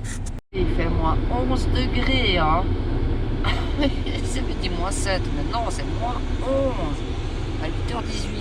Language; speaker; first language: French; native; French